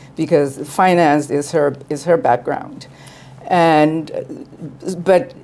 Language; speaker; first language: English; native; English